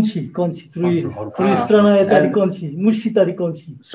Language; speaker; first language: Czech; non-native, learner; Korean